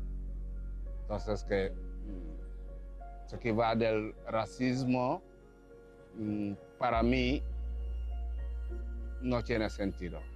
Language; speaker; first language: Spanish; non-native, fluent; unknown